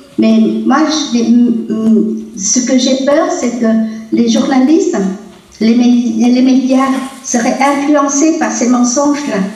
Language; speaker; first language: French; non-native, local second language; Vietnamese